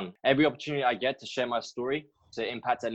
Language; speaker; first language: English; native; English